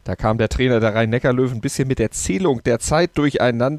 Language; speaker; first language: German; native; German